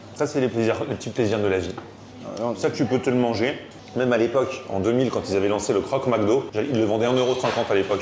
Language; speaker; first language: French; native; French